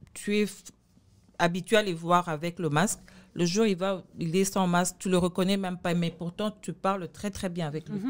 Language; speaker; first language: French; non-native, local second language; Lingala